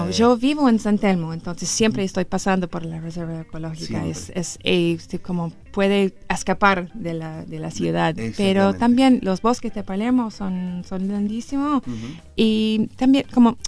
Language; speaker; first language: Spanish; non-native, learner; English